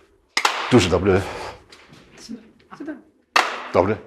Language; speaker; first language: Ukrainian; non-native, learner; English